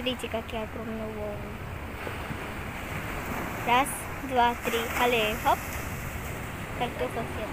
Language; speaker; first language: Russian; early bilingual, heritage; Russian